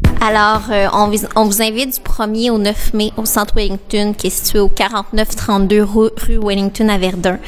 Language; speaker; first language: French; native; French